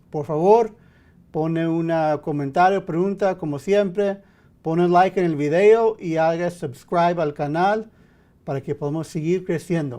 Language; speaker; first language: Spanish; early bilingual, heritage; English